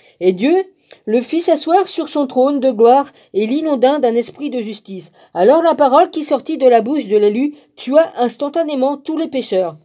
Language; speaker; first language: French; native; French